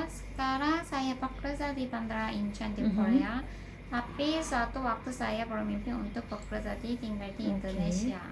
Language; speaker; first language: Indonesian; non-native, learner; Korean